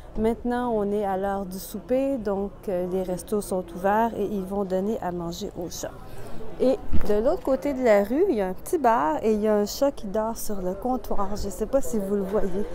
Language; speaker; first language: French; native; French